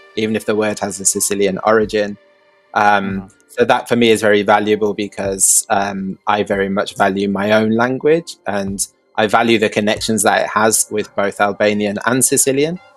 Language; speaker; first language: English; early bilingual, other home language; Albanian